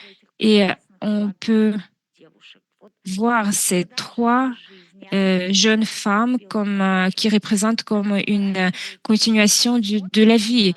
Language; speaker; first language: French; non-native, fluent; Russian